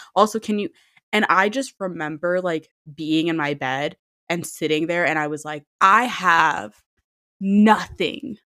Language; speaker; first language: English; early bilingual, other home language; Amharic